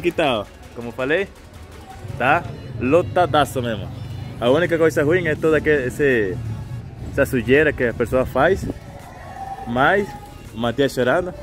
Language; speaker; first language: Portuguese; non-native, fluent; Spanish